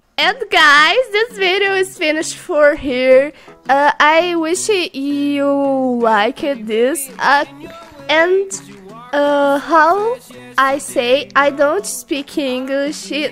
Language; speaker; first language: English; non-native, learner; Portuguese